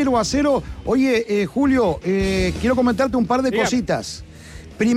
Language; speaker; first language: Spanish; native; Spanish